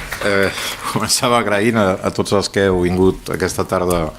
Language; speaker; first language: Catalan; native; Catalan